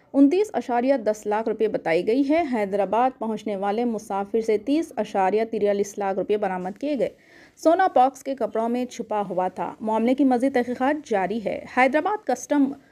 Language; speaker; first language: Urdu; native; Urdu